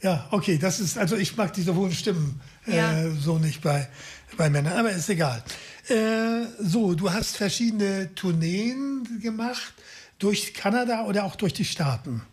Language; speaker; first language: German; native; German